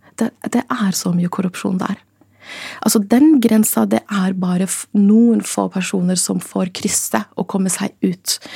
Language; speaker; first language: Norwegian; non-native, fluent; Arabic